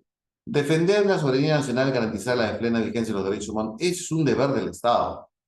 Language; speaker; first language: Spanish; native; Spanish